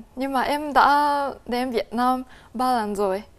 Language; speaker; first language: Vietnamese; non-native, fluent; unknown